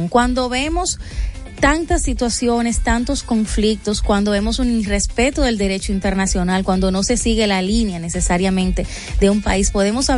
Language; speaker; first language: Spanish; native; Spanish